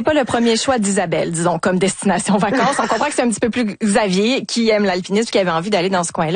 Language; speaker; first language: French; native; French